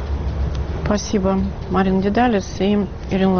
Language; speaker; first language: Russian; native; Russian